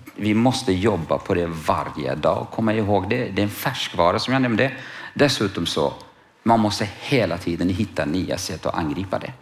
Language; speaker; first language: Swedish; non-native, fluent; Kurdish